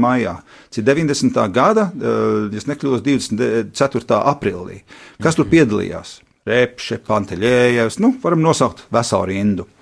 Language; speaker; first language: Latvian; early bilingual, heritage; Latvian